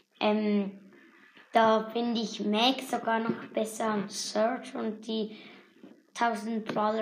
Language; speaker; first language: German; native; German